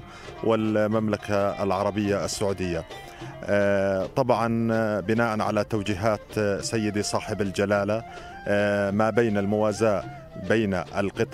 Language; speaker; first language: Arabic; native; Arabic